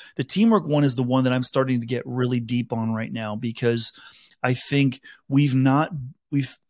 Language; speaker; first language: English; native; English